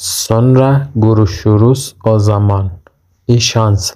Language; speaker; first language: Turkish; non-native, fluent; Persian